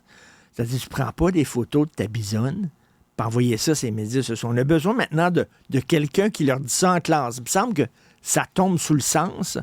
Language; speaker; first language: French; native; French